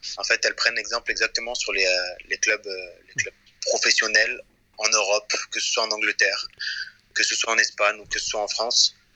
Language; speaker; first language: French; early bilingual, other home language; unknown